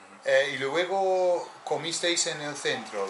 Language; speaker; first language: Spanish; non-native, fluent; English